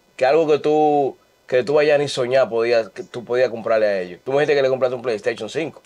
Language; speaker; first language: Spanish; native; Spanish